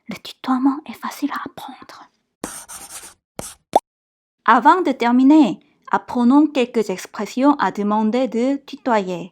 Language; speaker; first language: French; non-native, fluent; Korean